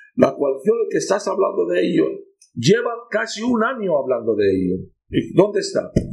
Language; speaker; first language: Spanish; non-native, fluent; Arabic